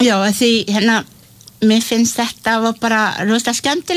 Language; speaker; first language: Icelandic; non-native, learner; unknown